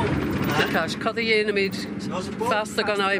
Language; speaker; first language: English; native; English